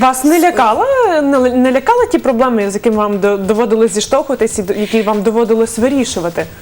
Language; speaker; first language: Ukrainian; native; Ukrainian